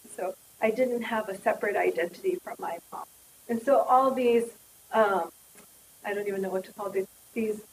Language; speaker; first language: English; native; English